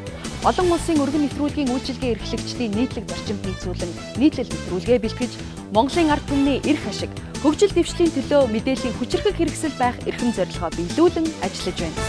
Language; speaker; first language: Mongolian; native; Mongolian